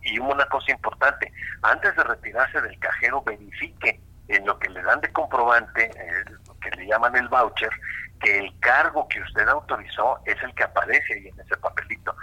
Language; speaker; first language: Spanish; native; Spanish